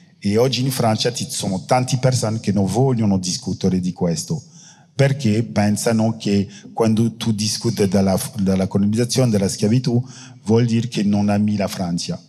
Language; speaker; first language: Italian; non-native, fluent; French